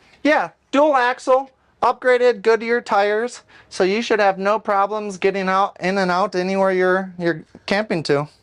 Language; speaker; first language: English; native; English